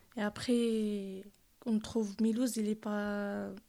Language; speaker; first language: French; non-native, learner; Arabic